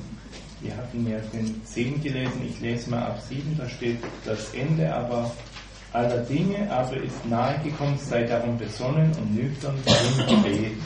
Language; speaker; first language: German; native; German